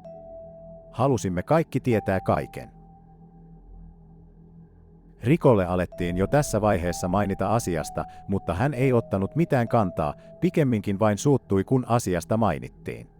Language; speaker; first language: Finnish; native; Finnish